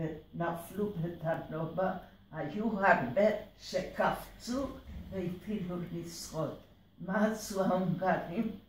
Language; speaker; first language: Hebrew; early bilingual, other home language; Hungarian